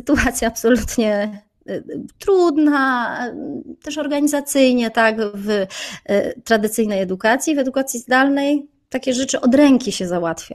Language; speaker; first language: Polish; native; Polish